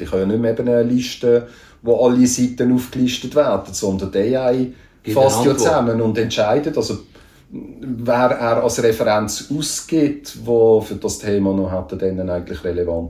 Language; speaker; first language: German; native; German